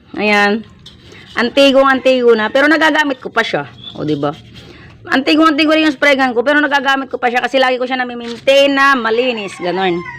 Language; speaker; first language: Filipino; non-native, local second language; Hiligaynon